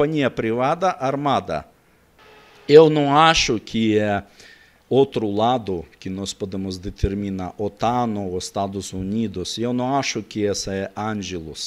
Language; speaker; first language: Portuguese; non-native, learner; Russian